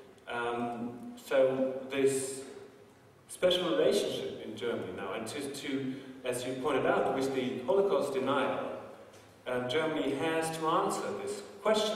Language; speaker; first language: English; non-native, fluent; German